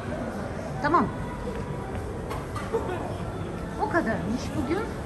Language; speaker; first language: Turkish; non-native, learner; Russian